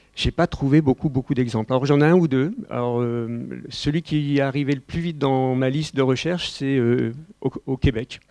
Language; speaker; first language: French; native; French